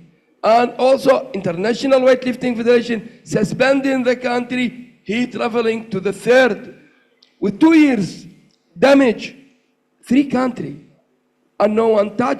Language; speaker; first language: English; non-native, learner; Arabic